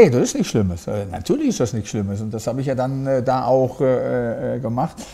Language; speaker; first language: German; native; German